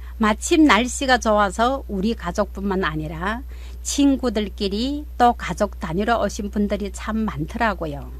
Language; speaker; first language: Korean; native; Korean